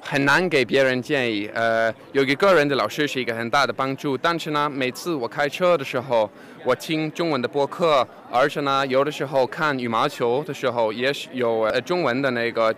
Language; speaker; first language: Chinese; non-native, fluent; Danish